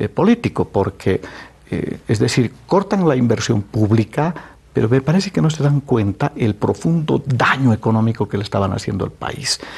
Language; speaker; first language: Spanish; native; Spanish